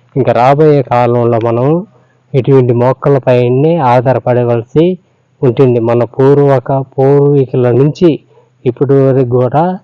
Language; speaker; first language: Telugu; non-native, local second language; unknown